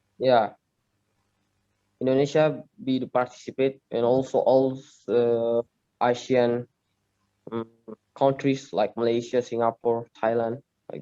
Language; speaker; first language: English; non-native, learner; Indonesian